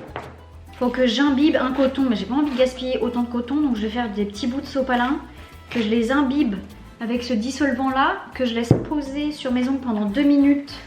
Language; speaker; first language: French; native; French